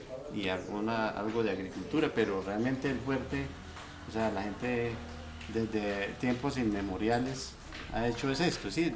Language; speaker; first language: Spanish; native; Spanish